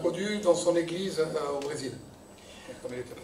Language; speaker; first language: Portuguese; non-native, learner; French